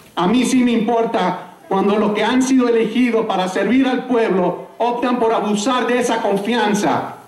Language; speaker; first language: Spanish; early bilingual, heritage; Spanish